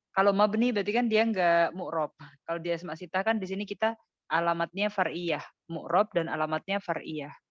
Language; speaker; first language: Indonesian; native; Indonesian